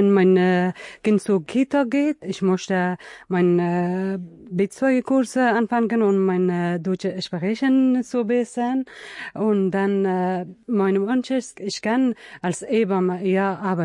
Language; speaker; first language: German; non-native, learner; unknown